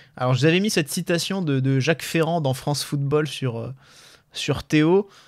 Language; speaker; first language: French; native; French